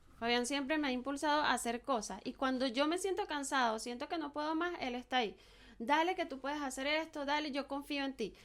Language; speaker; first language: Spanish; native; Spanish